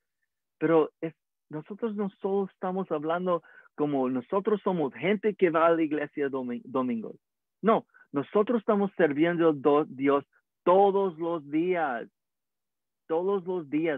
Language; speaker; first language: Spanish; early bilingual, heritage; English